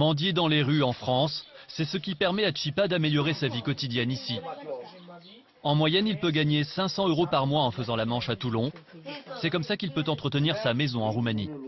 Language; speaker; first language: French; native; French